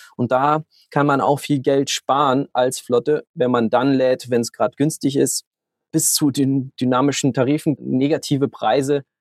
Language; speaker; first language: German; early bilingual, heritage; German